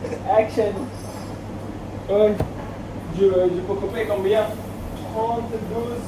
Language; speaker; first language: French; non-native, learner; Bangla